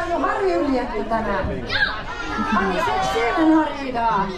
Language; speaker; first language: Finnish; native; Finnish